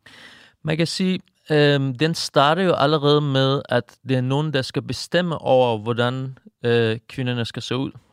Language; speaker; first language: Danish; non-native, fluent; Persian